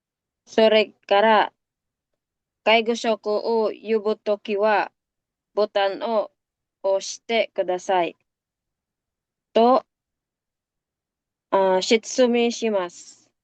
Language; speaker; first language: Japanese; non-native, learner; Filipino